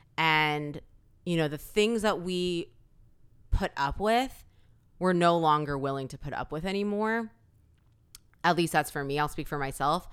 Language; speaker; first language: English; early bilingual, other home language; Korean